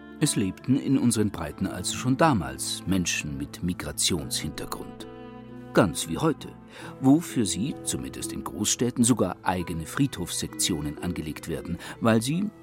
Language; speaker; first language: German; native; German